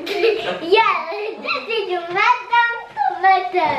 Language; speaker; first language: English; early bilingual, heritage; English